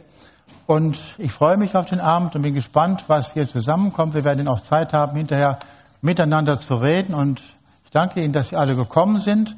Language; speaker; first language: German; native; German